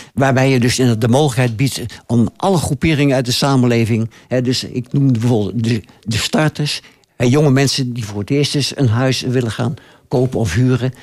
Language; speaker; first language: Dutch; native; Dutch